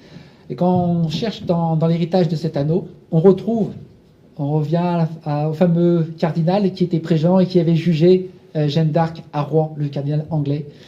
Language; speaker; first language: French; native; French